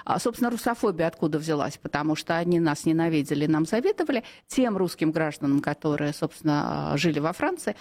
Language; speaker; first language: Russian; native; Russian